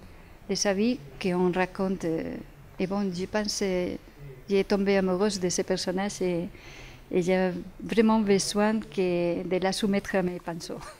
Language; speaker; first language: French; non-native, fluent; Spanish